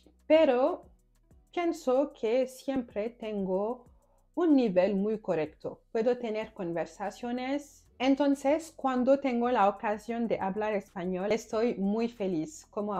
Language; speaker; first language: Spanish; non-native, fluent; French